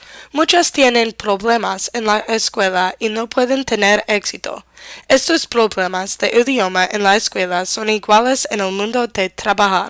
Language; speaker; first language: Spanish; non-native, learner; English